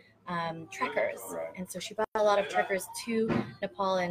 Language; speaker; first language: English; native; English